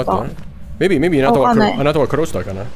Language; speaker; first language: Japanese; non-native, learner; English